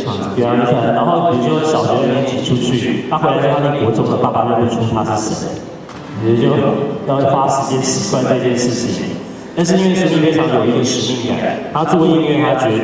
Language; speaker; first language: Chinese; native; Chinese